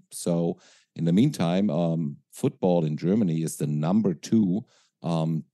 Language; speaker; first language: English; non-native, fluent; German